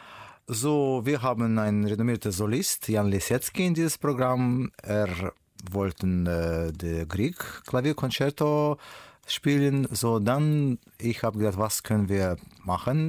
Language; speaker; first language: German; non-native, learner; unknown